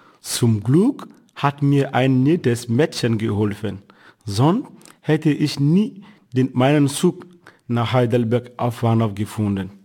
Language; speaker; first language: German; non-native, fluent; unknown